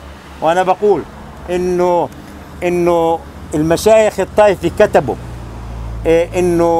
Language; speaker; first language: Arabic; native; Arabic